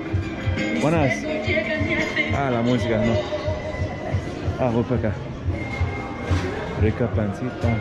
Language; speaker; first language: Spanish; non-native, learner; English